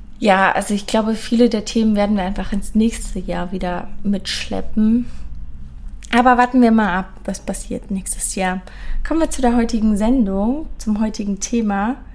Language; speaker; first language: German; early bilingual, other home language; Persian